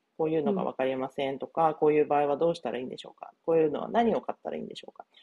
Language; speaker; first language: Japanese; native; Japanese